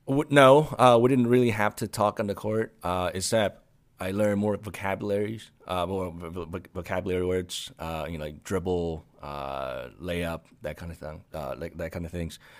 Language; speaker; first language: English; non-native, fluent; Chinese